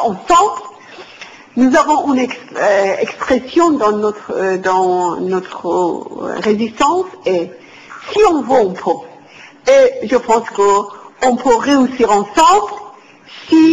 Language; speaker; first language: French; non-native, fluent; Persian